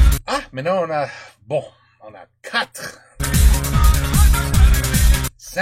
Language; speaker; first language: French; non-native, learner; English